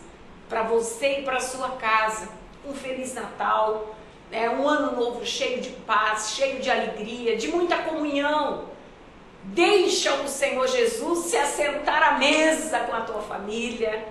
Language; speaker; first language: Portuguese; native; Portuguese